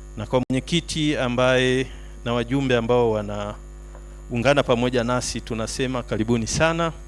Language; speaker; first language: Swahili; native; Swahili